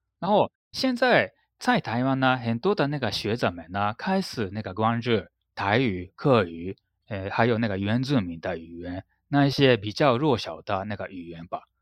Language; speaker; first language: Chinese; non-native, fluent; Japanese